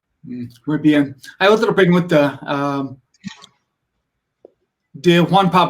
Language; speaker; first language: Spanish; non-native, learner; English